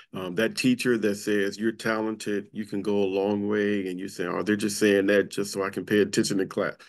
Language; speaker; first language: English; native; English